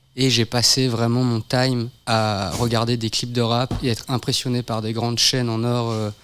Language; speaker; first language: French; native; French